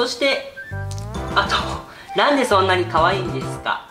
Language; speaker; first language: Japanese; native; Japanese